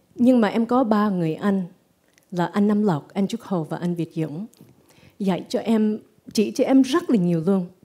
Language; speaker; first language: Vietnamese; early bilingual, heritage; Vietnamese